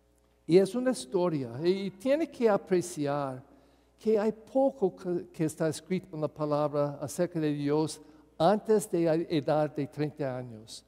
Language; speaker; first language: Spanish; non-native, fluent; English